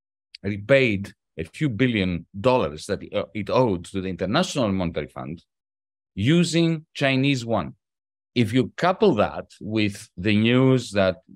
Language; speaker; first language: English; non-native, fluent; Greek